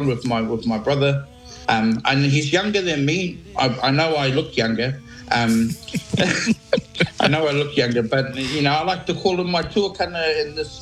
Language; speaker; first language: English; native; English